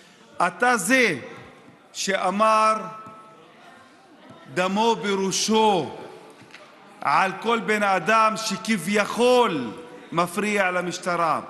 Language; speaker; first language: Hebrew; non-native, local second language; Arabic